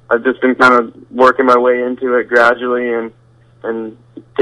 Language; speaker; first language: English; native; English